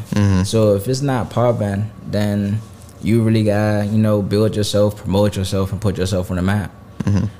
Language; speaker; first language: English; native; English